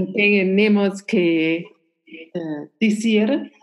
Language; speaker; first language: Spanish; non-native, learner; German